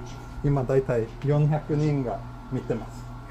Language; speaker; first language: Japanese; non-native, fluent; Swedish